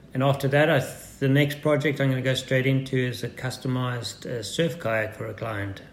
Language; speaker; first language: English; native; English